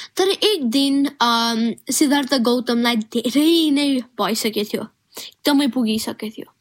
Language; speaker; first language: Nepali; early bilingual, heritage; Nepali